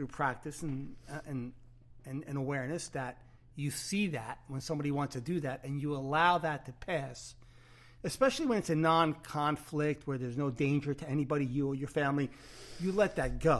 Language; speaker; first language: English; native; English